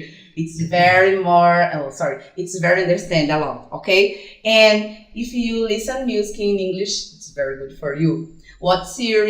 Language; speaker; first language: English; non-native, fluent; Portuguese